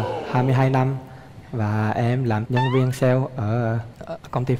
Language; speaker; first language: Vietnamese; early bilingual, heritage; Vietnamese